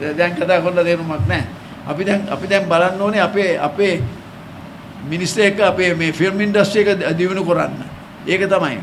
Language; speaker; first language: Sinhala; non-native, local second language; English